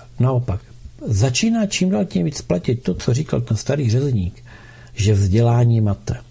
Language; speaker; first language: Czech; native; Czech